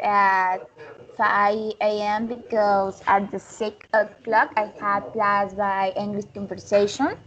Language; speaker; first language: English; non-native, learner; Spanish